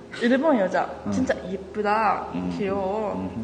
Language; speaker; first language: Korean; non-native, learner; Japanese